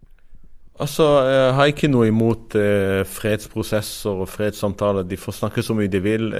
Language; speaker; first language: Norwegian; non-native, fluent; Arabic